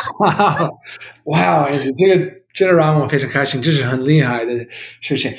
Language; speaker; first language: Chinese; non-native, learner; English